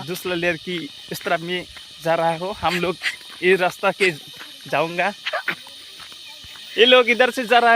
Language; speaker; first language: Hindi; non-native, local second language; Kok Borok